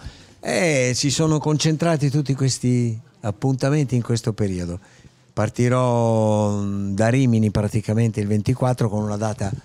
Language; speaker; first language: Italian; native; Italian